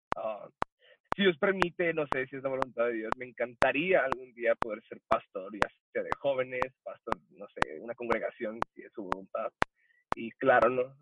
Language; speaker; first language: Spanish; early bilingual, heritage; Spanish